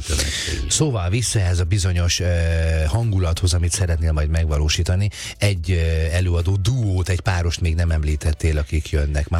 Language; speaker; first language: Hungarian; native; Hungarian